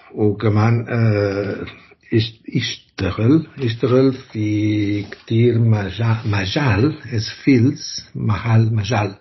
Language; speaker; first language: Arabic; non-native, learner; Italian